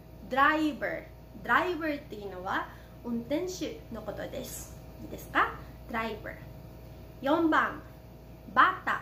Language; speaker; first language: Japanese; non-native, fluent; Filipino